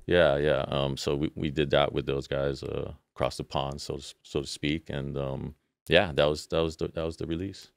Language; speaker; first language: English; native; English